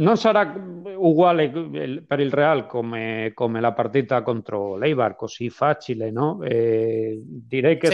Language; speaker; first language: Italian; non-native, fluent; Spanish